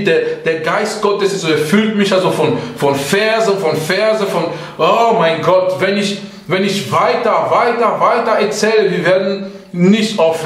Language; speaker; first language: German; non-native, fluent; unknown